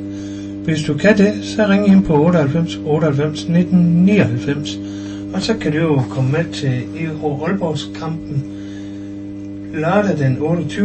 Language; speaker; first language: Danish; native; Danish